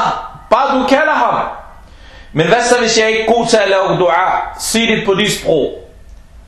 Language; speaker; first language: Danish; non-native, local second language; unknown